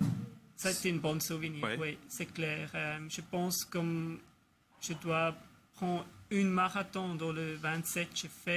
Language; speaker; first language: French; non-native, local second language; German